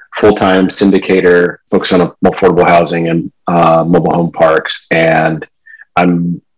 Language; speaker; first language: English; native; English